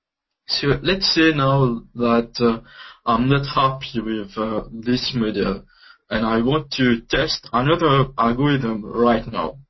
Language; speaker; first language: English; non-native, local second language; Morisyen